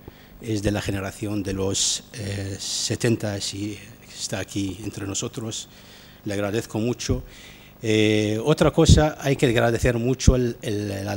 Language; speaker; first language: Spanish; non-native, fluent; Arabic